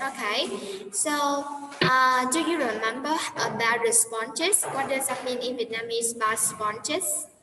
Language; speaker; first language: English; non-native, fluent; Vietnamese